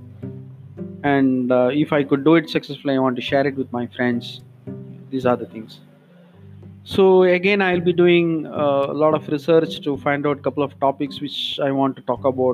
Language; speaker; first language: English; non-native, local second language; Malayalam